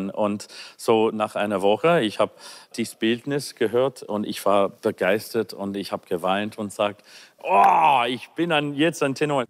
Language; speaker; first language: German; non-native, learner; English